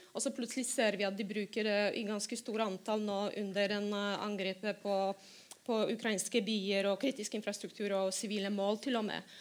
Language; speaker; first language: Norwegian; non-native, fluent; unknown